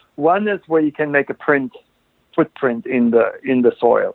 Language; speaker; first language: English; non-native, fluent; German